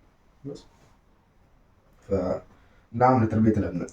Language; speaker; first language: Arabic; native; Arabic